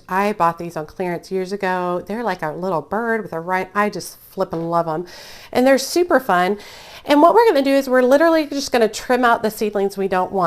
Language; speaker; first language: English; native; English